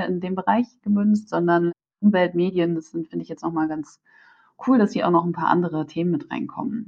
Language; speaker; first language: German; native; German